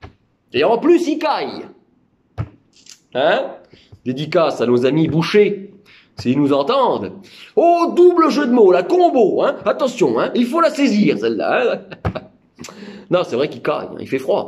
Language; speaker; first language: French; native; French